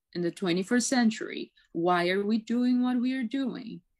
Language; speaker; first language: English; non-native, fluent; Portuguese